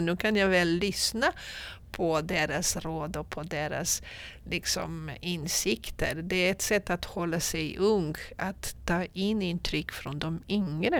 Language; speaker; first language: Swedish; non-native, fluent; Portuguese